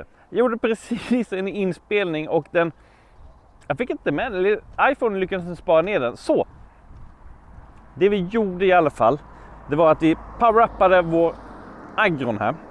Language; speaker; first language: Swedish; native; Swedish